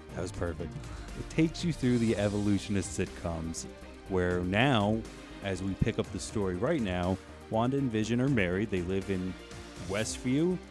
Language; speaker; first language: English; native; English